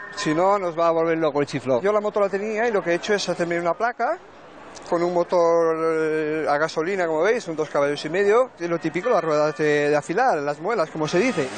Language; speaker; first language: Spanish; native; Spanish